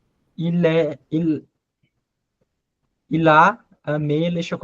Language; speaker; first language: French; non-native, learner; Portuguese